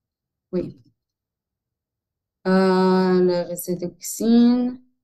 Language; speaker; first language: French; non-native, learner; Spanish